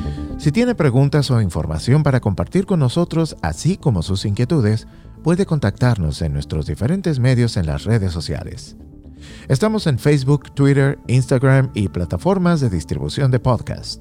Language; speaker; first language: Spanish; native; Spanish